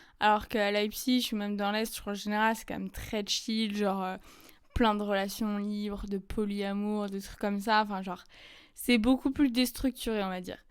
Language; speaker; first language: French; native; French